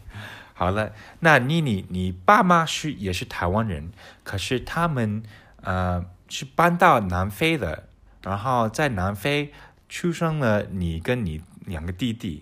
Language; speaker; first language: Chinese; early bilingual, heritage; English